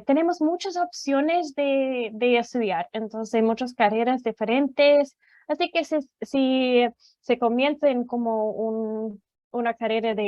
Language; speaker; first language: Spanish; non-native, fluent; English